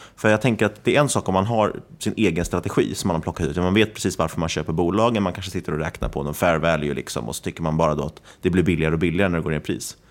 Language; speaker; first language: Swedish; native; Swedish